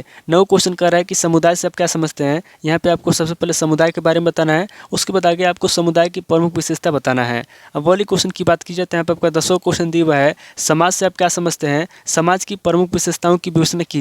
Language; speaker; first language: Hindi; native; Hindi